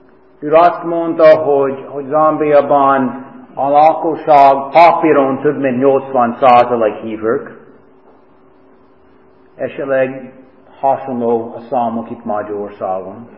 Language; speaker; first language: Hungarian; non-native, fluent; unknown